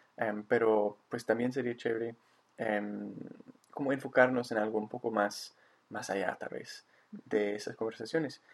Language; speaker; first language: Spanish; non-native, fluent; English